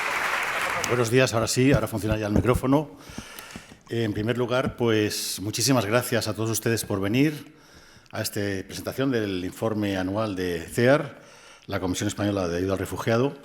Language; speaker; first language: Spanish; native; Spanish